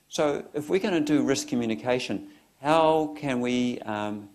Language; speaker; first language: English; native; English